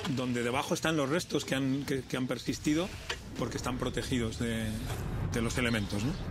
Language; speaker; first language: Spanish; native; Spanish